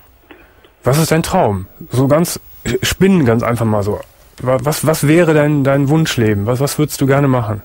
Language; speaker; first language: German; native; German